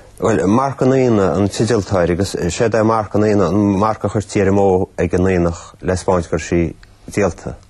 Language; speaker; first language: Irish; native; Irish